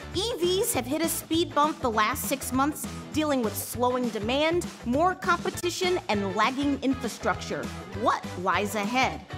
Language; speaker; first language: English; native; English